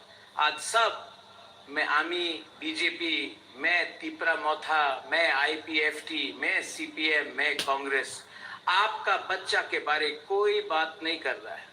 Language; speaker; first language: Hindi; non-native, local second language; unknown